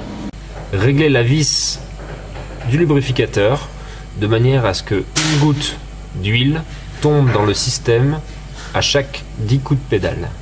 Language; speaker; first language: French; native; French